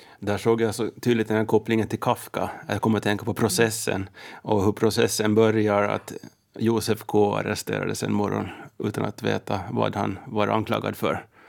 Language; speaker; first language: Swedish; native; Swedish